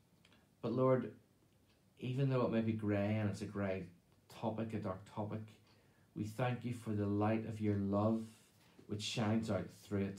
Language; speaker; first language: English; native; English